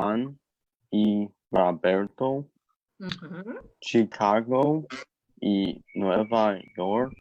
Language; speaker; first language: Spanish; non-native, learner; English